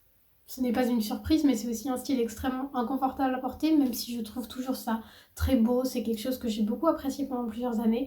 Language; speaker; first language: French; native; French